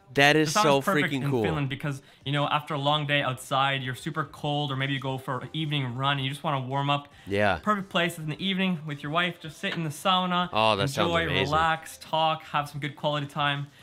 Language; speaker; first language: English; native; English